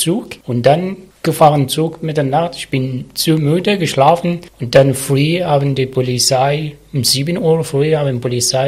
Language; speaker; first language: German; non-native, learner; Arabic